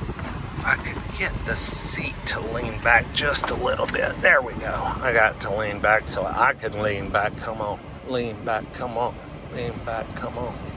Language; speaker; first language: English; native; English